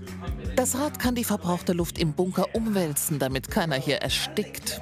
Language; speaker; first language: German; native; German